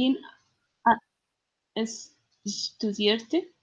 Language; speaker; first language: German; non-native, learner; Spanish